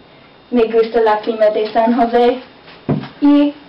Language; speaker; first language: Spanish; non-native, learner; English